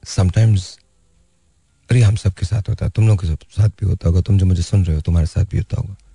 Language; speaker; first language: Urdu; native; Urdu